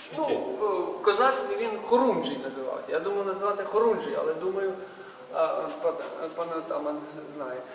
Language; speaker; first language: Ukrainian; native; Ukrainian